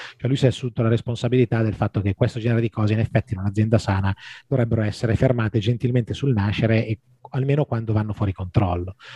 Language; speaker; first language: Italian; native; Italian